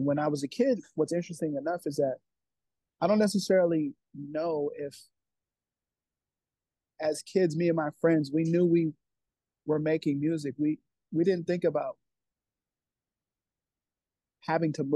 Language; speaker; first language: English; native; English